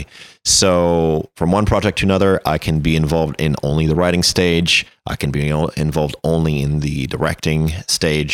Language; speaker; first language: English; non-native, fluent; French